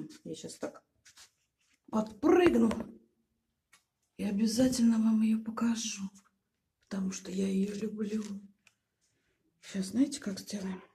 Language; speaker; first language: Russian; native; Russian